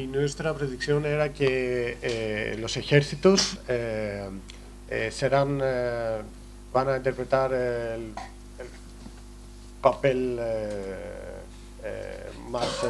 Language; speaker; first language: Spanish; non-native, learner; Greek